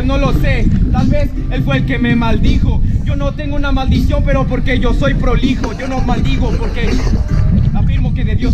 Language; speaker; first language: Spanish; native; Spanish